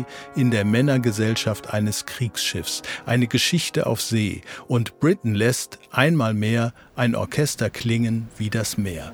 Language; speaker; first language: German; native; German